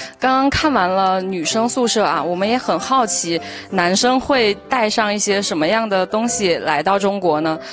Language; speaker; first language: Chinese; native; Chinese